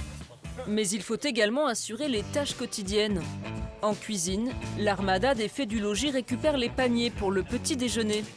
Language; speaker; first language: French; native; French